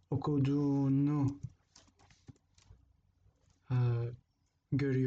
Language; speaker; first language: Turkish; non-native, fluent; English